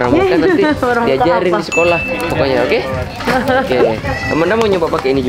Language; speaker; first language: Indonesian; native; Indonesian